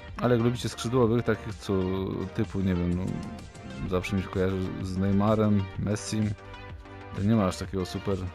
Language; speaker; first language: Polish; native; Polish